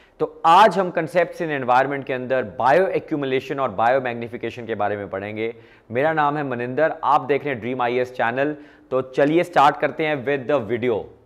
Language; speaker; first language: Hindi; non-native, local second language; Punjabi